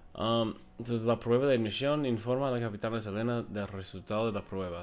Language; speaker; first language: Spanish; non-native, fluent; English